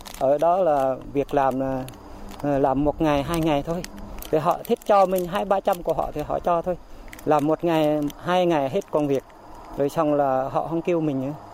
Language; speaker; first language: Vietnamese; non-native, local second language; Jarai